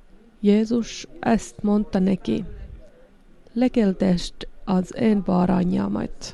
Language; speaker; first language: Hungarian; non-native, learner; Finnish